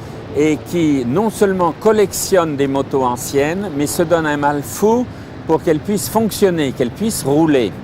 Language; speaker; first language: French; native; French